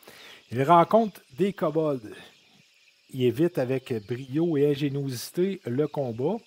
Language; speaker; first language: French; native; French